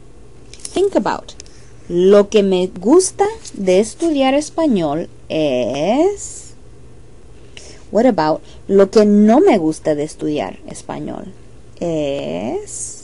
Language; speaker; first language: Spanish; non-native, fluent; English